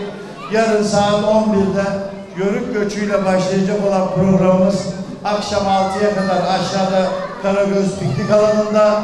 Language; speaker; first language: Turkish; native; Turkish